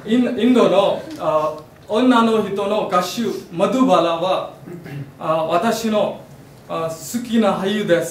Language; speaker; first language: Japanese; non-native, learner; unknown